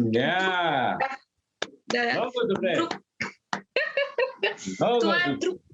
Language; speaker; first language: Bulgarian; non-native, learner; English